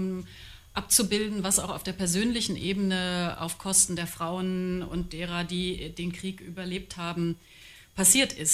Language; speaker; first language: German; native; German